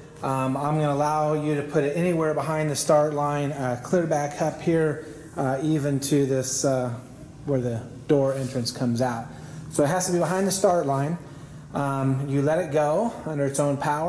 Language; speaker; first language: English; native; English